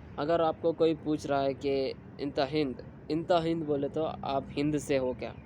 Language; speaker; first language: Urdu; native; Urdu